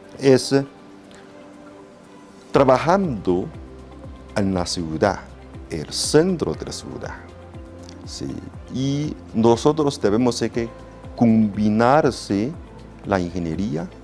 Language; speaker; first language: Spanish; non-native, learner; Chinese